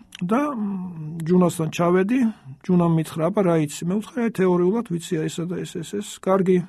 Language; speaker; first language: Georgian; native; Georgian